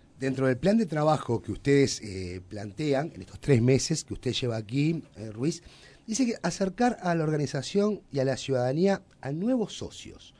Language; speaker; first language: Spanish; native; Spanish